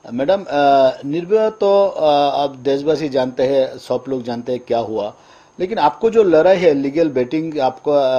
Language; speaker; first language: Hindi; non-native, local second language; Bangla